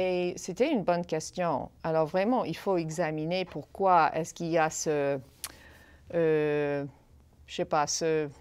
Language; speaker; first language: French; non-native, fluent; English